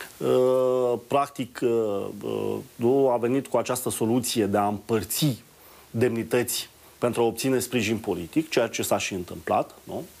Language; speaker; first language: Romanian; native; Romanian